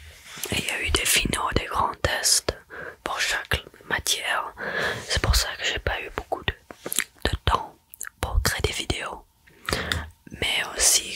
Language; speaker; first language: French; early bilingual, heritage; French